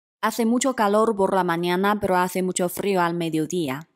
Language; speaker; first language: Spanish; non-native, fluent; Chinese